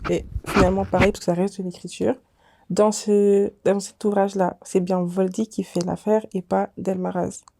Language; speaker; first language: French; early bilingual, other home language; Kongo